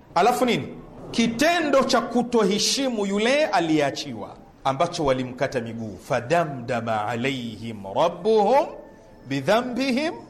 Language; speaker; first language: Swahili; native; Swahili